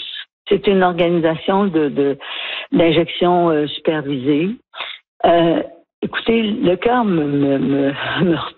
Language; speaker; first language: French; native; French